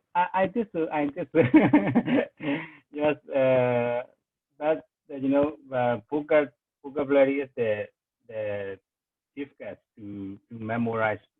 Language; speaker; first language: English; non-native, learner; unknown